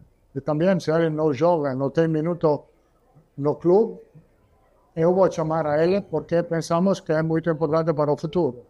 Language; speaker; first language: Portuguese; non-native, learner; Italian